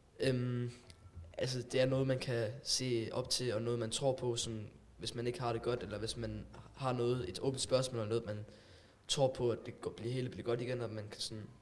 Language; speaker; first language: Danish; non-native, local second language; German